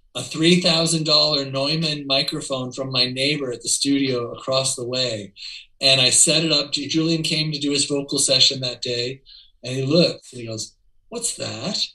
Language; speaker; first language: English; native; English